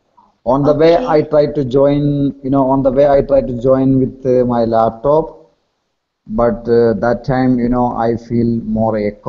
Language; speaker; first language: English; non-native, learner; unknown